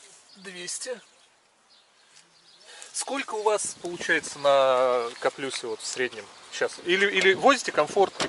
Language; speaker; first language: Russian; native; Russian